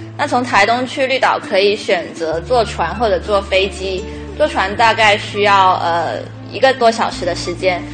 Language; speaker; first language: Chinese; native; Chinese